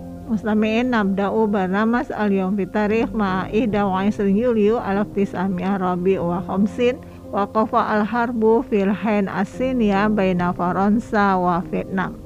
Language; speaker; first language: Arabic; non-native, fluent; Indonesian